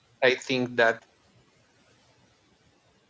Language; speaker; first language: English; non-native, learner; Spanish